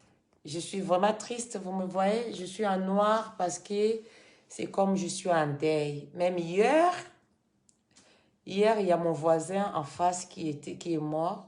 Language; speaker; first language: French; non-native, fluent; Lingala